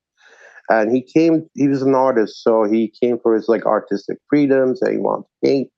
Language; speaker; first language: English; non-native, fluent; Azerbaijani